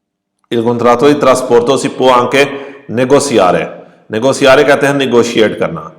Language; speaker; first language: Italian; non-native, fluent; Urdu